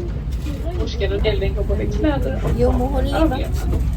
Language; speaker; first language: Swedish; native; Swedish